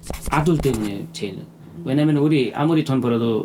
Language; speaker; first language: Korean; non-native, learner; Nepali